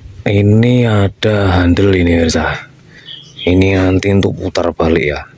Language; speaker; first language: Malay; non-native, local second language; Javanese